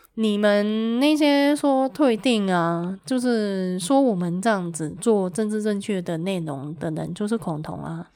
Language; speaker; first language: Chinese; native; Chinese